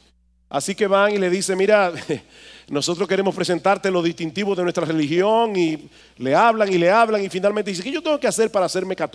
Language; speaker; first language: Spanish; native; Spanish